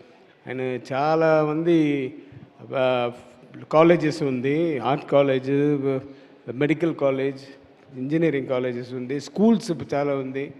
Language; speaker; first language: Telugu; non-native, learner; Tamil